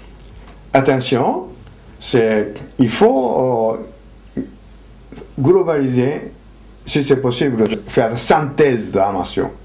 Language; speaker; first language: French; non-native, fluent; Japanese